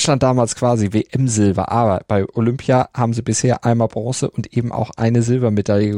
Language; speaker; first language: German; native; German